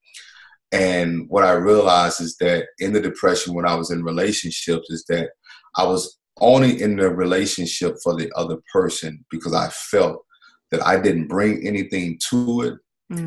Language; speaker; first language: English; native; English